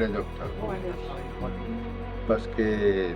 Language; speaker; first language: French; non-native, learner; Italian